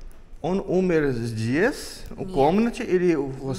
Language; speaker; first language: Russian; non-native, learner; Portuguese